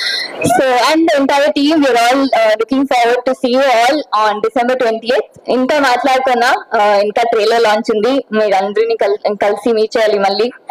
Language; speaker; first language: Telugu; non-native, fluent; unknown